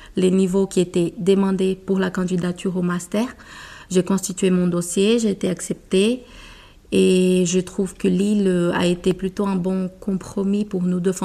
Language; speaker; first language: French; non-native, fluent; Portuguese